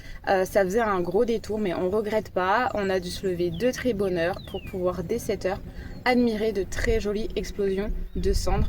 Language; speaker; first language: French; native; French